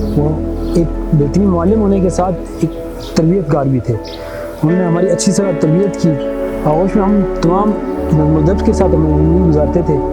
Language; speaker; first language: Urdu; non-native, local second language; Pahari-Potwari